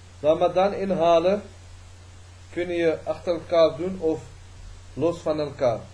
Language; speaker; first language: Dutch; early bilingual, other home language; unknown